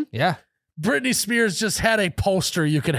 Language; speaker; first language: English; native; English